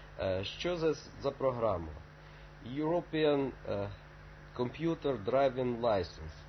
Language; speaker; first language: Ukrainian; native; Ukrainian